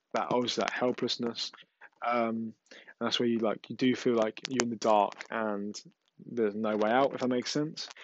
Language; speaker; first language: English; native; English